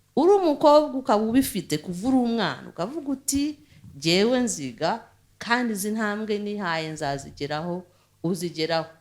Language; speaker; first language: Kinyarwanda; early bilingual, heritage; Kinyarwanda